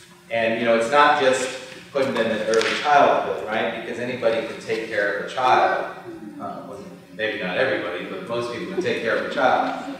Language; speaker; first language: English; native; English